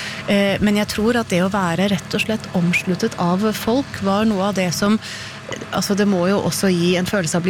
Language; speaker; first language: Norwegian; native; Norwegian